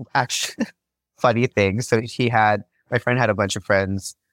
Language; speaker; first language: English; native; English